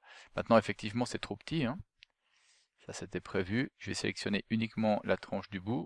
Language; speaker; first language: French; native; French